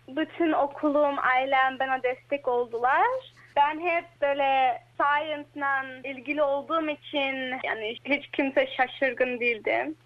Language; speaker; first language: Turkish; early bilingual, heritage; Turkish